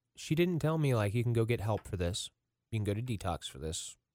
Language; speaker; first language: English; native; English